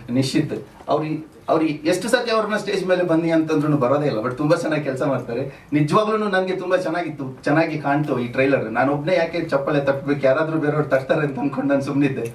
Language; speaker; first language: Kannada; non-native, local second language; Tulu